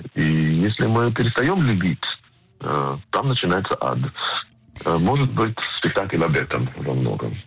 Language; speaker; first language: Russian; non-native, fluent; Hebrew